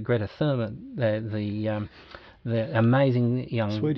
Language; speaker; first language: English; native; English